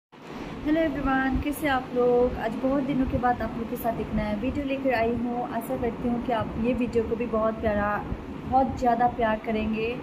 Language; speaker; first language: Hindi; non-native, local second language; Nepali